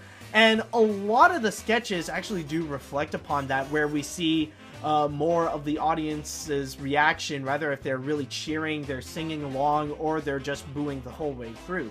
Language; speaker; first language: English; native; English